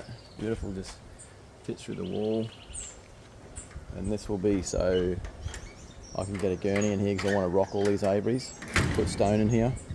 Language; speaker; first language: English; native; English